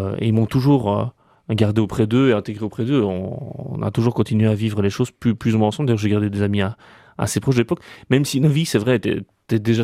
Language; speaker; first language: French; native; French